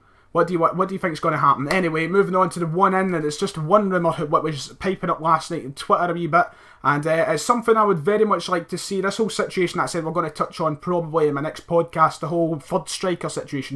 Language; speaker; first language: English; native; English